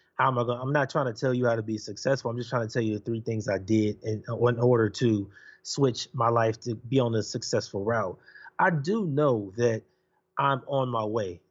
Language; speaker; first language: English; native; English